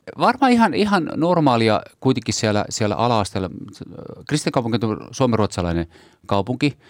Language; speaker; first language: Finnish; native; Finnish